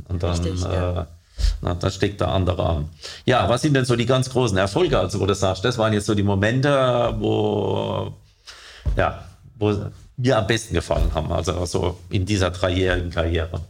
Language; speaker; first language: German; native; German